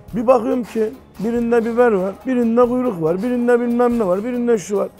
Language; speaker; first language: Turkish; native; Turkish